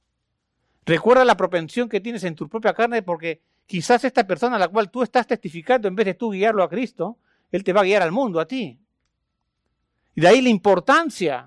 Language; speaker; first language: Spanish; native; Spanish